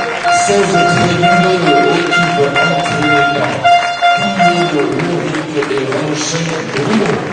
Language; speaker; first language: French; native; French